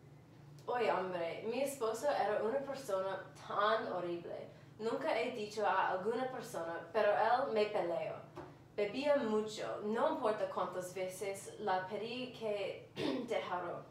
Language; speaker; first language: Spanish; non-native, learner; English